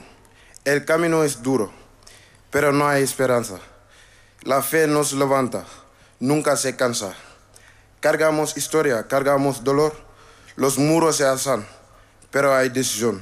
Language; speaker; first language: Spanish; non-native, learner; Wolof